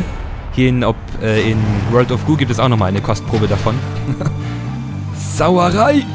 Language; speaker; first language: German; native; German